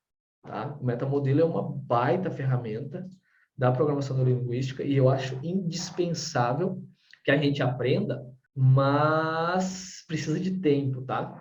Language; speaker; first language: Portuguese; native; Portuguese